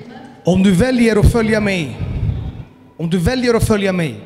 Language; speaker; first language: Swedish; early bilingual, other home language; Amharic